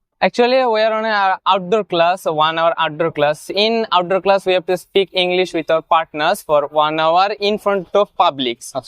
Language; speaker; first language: English; non-native, learner; Bangla